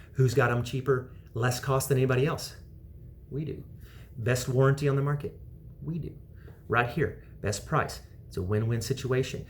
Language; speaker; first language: English; native; English